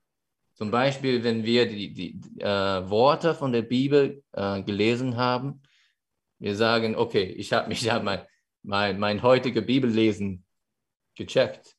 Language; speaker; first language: German; non-native, fluent; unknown